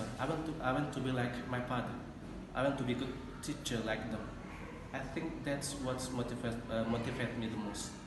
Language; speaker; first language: English; non-native, learner; Indonesian